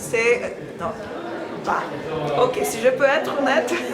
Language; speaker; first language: French; non-native, learner; Portuguese